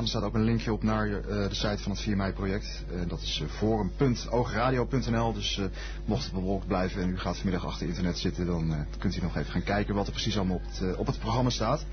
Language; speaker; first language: Dutch; native; Dutch